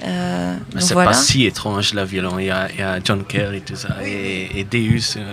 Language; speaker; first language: French; non-native, local second language; Dutch